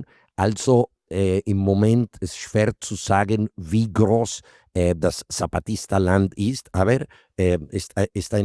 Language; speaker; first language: German; non-native, fluent; Spanish